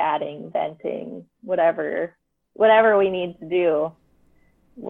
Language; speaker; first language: English; native; English